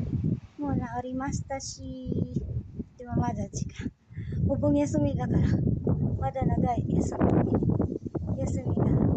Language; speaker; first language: Japanese; non-native, learner; Filipino